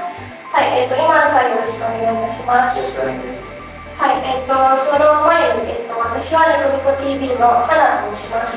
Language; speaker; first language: Japanese; non-native, learner; Indonesian